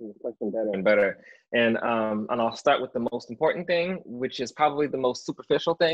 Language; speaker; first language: English; native; English